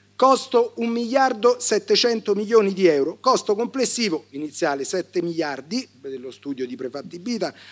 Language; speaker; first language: Italian; native; Italian